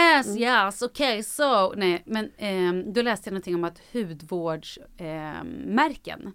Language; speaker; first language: Swedish; native; Swedish